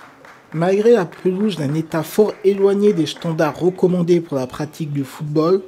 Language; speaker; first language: French; native; French